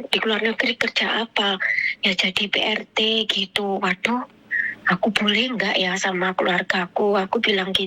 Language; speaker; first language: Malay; non-native, local second language; Javanese